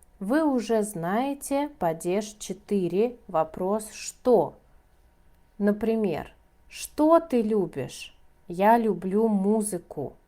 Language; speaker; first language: Russian; native; Russian